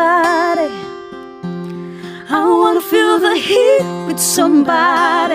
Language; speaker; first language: English; non-native, local second language; Cebuano